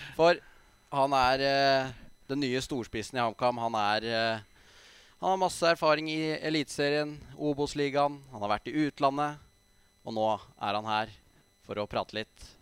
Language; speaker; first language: Norwegian; native; Norwegian